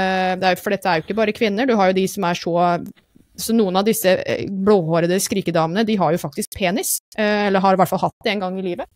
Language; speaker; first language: Norwegian; native; Norwegian